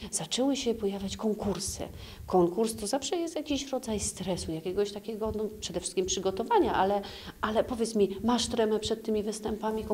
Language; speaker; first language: Polish; native; Polish